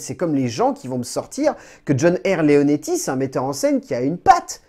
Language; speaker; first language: French; native; French